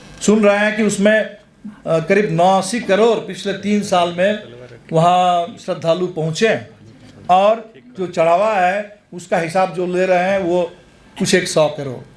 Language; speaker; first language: Hindi; non-native, local second language; Bangla